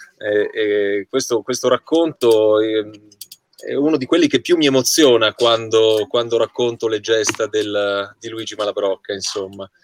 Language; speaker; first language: Italian; native; Italian